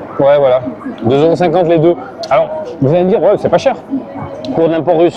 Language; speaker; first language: French; native; French